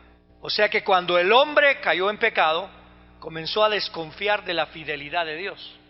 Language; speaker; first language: Spanish; native; Spanish